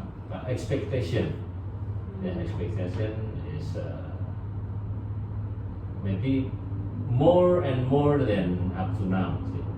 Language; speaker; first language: English; non-native, learner; Indonesian